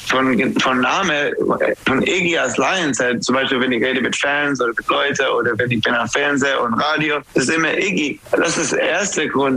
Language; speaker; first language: German; non-native, fluent; English